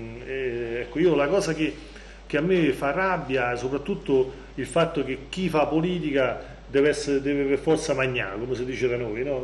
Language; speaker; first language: Italian; native; Italian